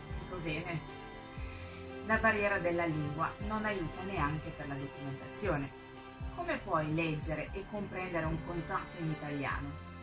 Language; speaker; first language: Italian; non-native, fluent; French